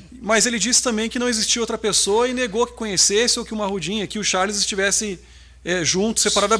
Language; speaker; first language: Portuguese; native; Portuguese